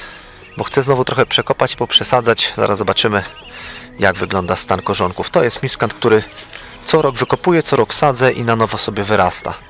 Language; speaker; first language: Polish; native; Polish